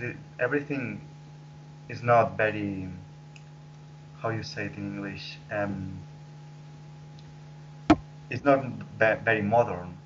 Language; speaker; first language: English; non-native, fluent; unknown